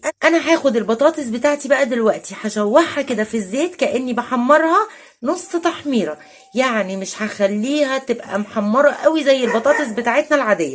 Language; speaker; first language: Arabic; native; Arabic